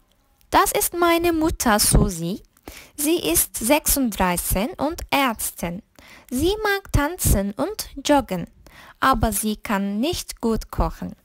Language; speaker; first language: German; non-native, fluent; Turkish